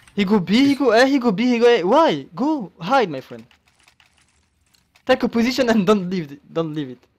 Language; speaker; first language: English; non-native, fluent; French